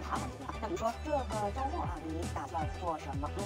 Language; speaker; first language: Chinese; non-native, fluent; Japanese